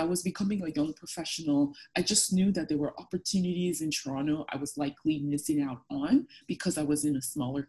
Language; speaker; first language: English; non-native, local second language; Yoruba